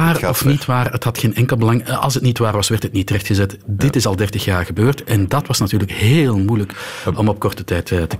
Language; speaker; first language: Dutch; native; Dutch